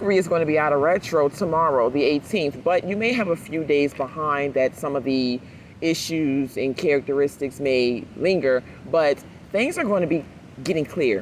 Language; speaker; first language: English; native; English